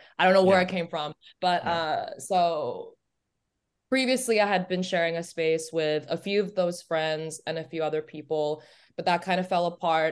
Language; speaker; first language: English; native; English